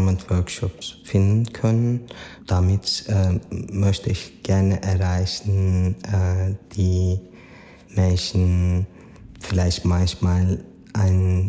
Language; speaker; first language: German; non-native, learner; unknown